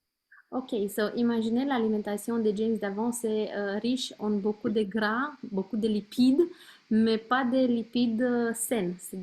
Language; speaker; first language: French; non-native, learner; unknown